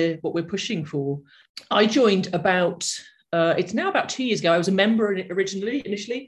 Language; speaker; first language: English; native; English